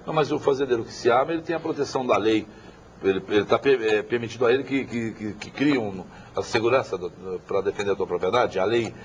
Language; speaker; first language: Portuguese; native; Portuguese